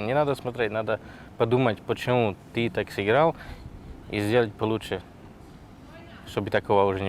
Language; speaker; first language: Russian; non-native, fluent; Slovak